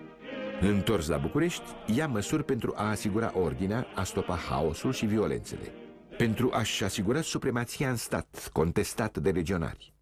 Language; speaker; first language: Romanian; native; Romanian